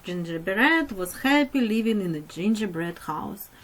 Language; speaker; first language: English; non-native, fluent; Ukrainian